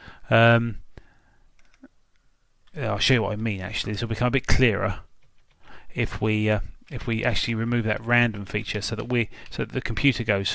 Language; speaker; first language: English; native; English